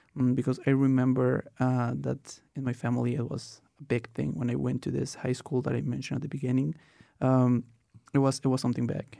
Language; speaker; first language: English; non-native, fluent; Spanish